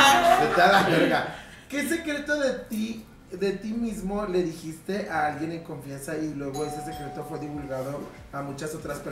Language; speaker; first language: Spanish; native; Spanish